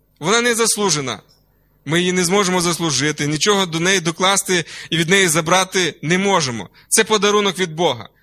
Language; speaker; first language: Ukrainian; non-native, local second language; Russian